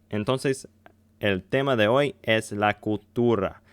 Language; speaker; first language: Spanish; non-native, learner; English